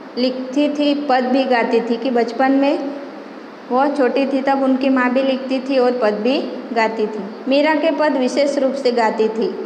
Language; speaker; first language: Hindi; non-native, local second language; Gujarati